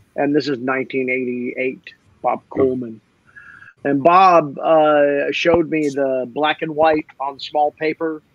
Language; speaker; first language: English; native; English